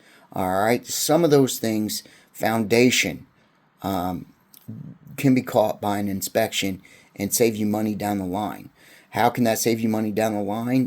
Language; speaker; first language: English; native; English